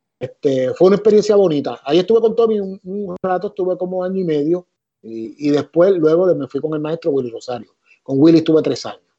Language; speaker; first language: Spanish; native; Spanish